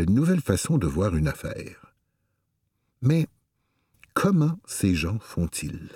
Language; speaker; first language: French; native; French